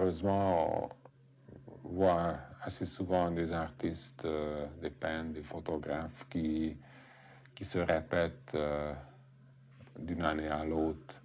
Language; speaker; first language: French; non-native, fluent; Hungarian